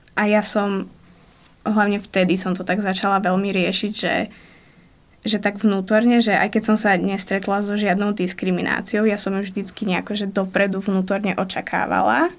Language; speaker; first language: Slovak; native; Slovak